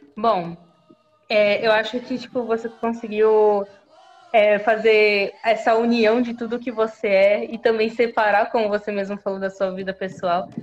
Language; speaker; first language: Portuguese; native; Portuguese